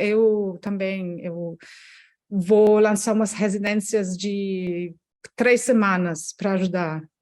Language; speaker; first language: Portuguese; non-native, fluent; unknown